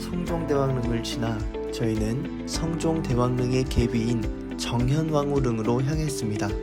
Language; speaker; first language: Korean; native; Korean